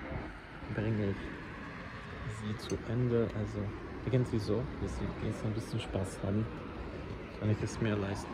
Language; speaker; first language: German; non-native, learner; Czech